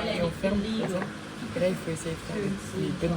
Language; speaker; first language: French; native; French